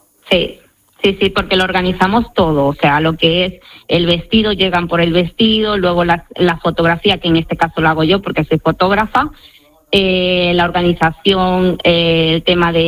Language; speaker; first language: Spanish; native; Spanish